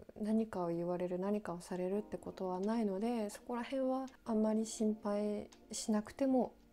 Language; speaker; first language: Japanese; native; Japanese